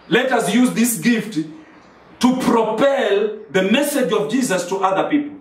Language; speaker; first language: English; non-native, local second language; Swahili